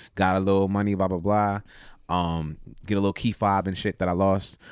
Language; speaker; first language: English; native; English